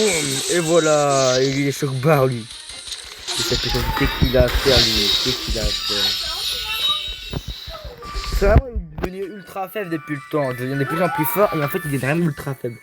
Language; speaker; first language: French; native; French